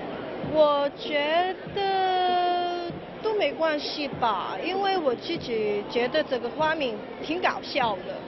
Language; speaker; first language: Chinese; non-native, local second language; Cantonese